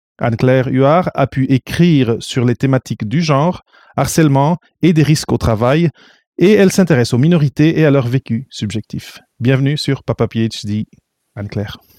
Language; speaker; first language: French; non-native, fluent; Portuguese